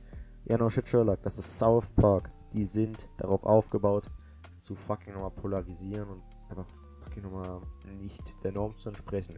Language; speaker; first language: German; native; German